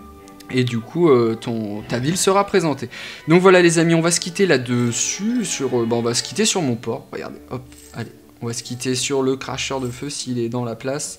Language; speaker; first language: French; native; French